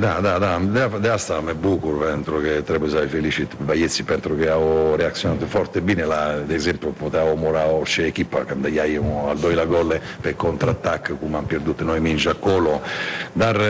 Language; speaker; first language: Romanian; non-native, fluent; Italian